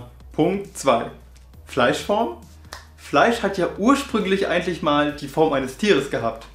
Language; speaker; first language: German; native; German